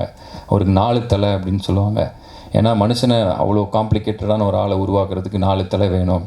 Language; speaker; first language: Tamil; native; Tamil